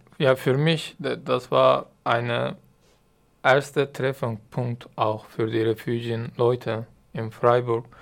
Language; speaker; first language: German; non-native, learner; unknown